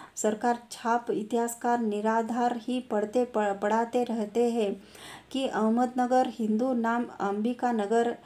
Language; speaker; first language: Hindi; non-native, local second language; Marathi